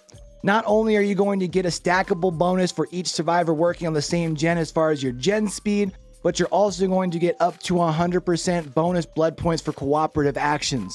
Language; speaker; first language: English; native; English